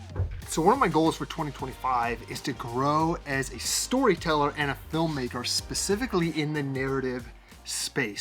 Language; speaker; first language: English; native; English